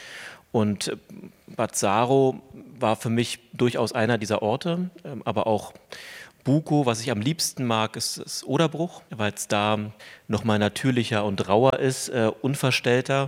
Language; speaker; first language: German; native; German